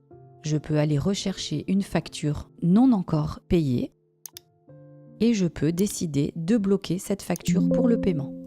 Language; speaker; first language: French; native; French